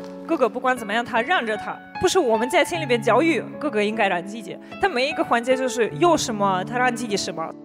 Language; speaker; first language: Chinese; non-native, fluent; Russian